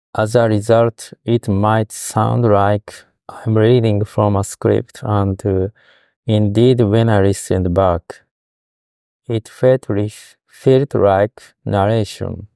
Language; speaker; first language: English; non-native, fluent; Japanese